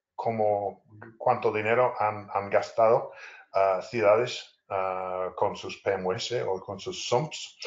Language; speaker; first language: Spanish; non-native, fluent; English